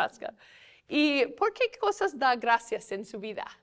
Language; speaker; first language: Spanish; non-native, fluent; English